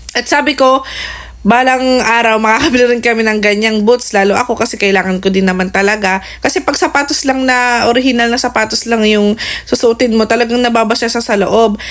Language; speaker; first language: Filipino; native; Filipino